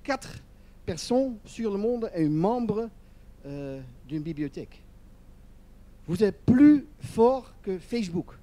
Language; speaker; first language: French; non-native, learner; Dutch